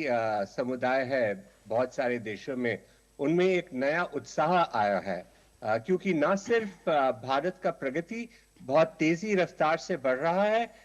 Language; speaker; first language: Hindi; native; Hindi